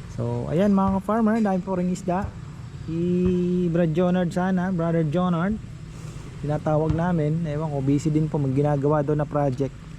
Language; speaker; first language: Filipino; native; Filipino